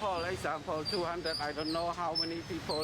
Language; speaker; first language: English; non-native, learner; Khmer